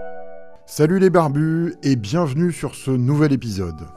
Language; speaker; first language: French; native; French